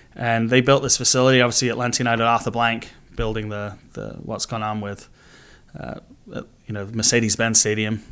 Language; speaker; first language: English; native; English